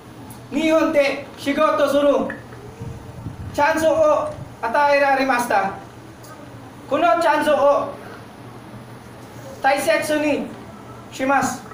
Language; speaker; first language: Japanese; non-native, learner; Filipino